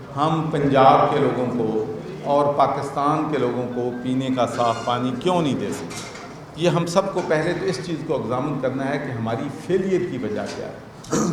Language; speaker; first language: Urdu; non-native, local second language; Punjabi